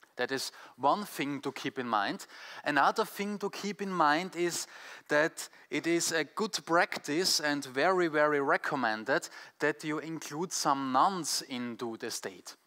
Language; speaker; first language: English; non-native, fluent; German